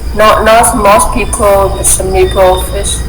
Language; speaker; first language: English; non-native, learner; Vietnamese